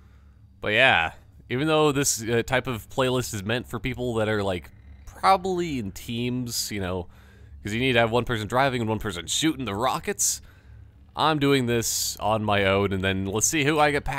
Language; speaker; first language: English; native; English